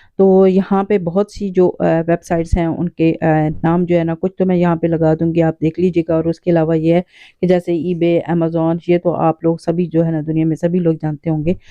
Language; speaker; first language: Urdu; native; Urdu